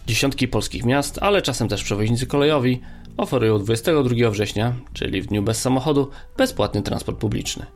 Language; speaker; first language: Polish; native; Polish